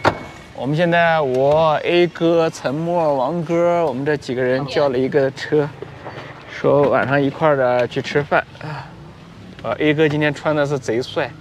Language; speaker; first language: Chinese; native; Chinese